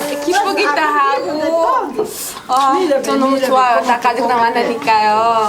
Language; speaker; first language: Korean; non-native, learner; Spanish